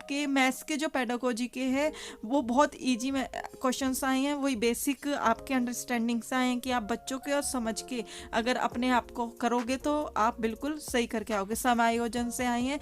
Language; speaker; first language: Hindi; native; Hindi